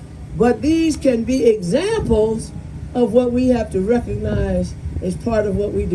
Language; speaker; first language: English; native; English